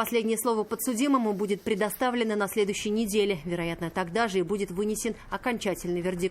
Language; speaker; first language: Russian; native; Russian